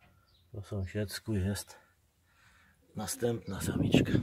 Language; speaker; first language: Polish; native; Polish